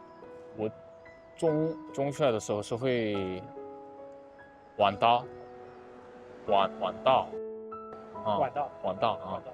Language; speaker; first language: Chinese; non-native, fluent; Korean